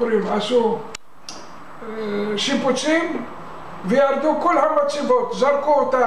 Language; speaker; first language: Hebrew; non-native, fluent; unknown